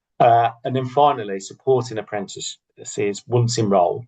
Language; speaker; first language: English; native; English